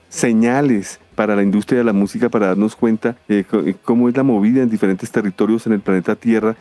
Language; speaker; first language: Spanish; native; Spanish